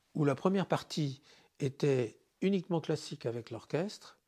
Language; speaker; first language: French; native; French